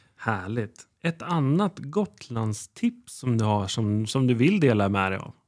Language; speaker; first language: Swedish; native; Swedish